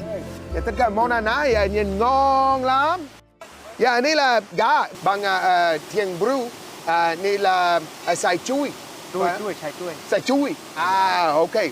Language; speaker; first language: Vietnamese; non-native, learner; English